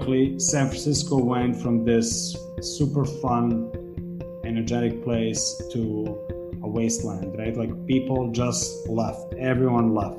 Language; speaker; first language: English; non-native, fluent; Serbian